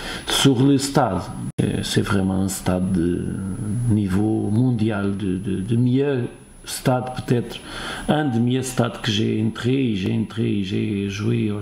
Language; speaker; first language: French; non-native, fluent; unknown